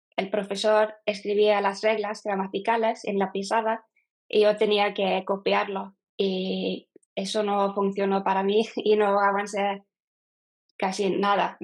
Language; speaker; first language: Spanish; non-native, fluent; Norwegian